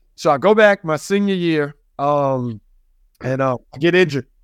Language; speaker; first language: English; native; English